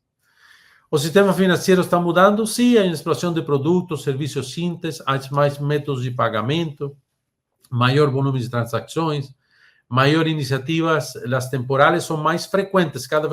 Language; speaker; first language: Portuguese; non-native, fluent; Spanish